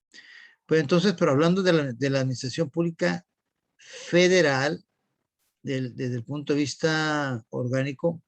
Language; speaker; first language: Spanish; native; Spanish